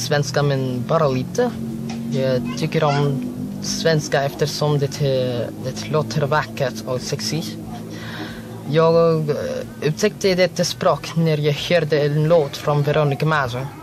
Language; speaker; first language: Swedish; non-native, learner; Filipino